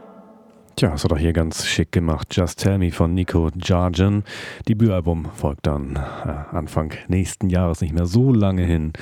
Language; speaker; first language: German; native; German